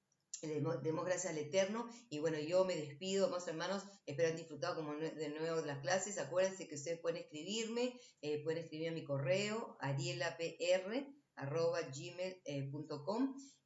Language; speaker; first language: Spanish; native; Spanish